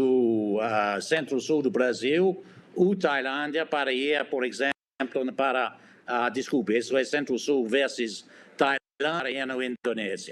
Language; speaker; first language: Portuguese; non-native, fluent; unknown